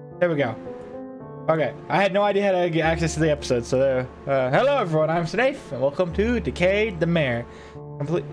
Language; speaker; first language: English; native; English